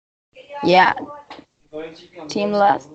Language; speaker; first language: English; non-native, learner; Spanish